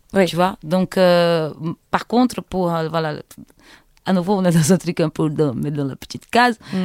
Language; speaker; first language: French; non-native, fluent; Portuguese